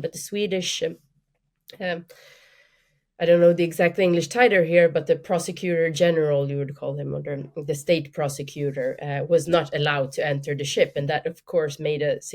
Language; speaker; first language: English; non-native, fluent; Swedish